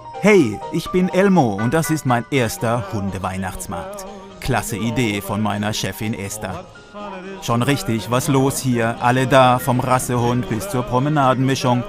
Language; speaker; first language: German; native; German